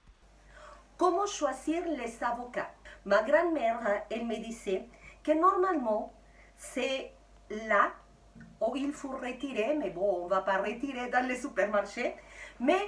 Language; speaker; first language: French; non-native, fluent; Spanish